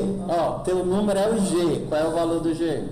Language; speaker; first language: Portuguese; native; Portuguese